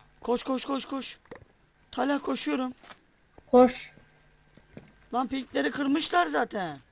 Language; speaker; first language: Turkish; native; Turkish